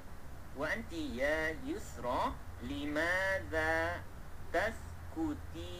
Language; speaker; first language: Arabic; non-native, fluent; Malay